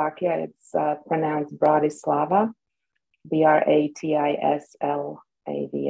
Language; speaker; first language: English; non-native, fluent; Slovak